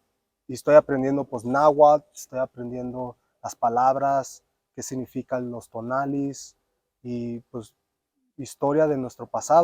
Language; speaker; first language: Spanish; early bilingual, other home language; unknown